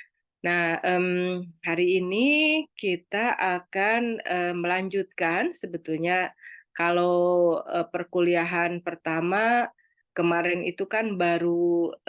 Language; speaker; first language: Indonesian; native; Indonesian